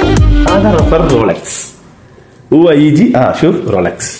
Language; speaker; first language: Arabic; non-native, learner; Tamil